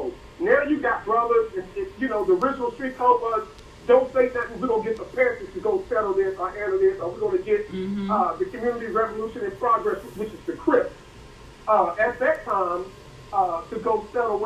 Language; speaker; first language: English; native; English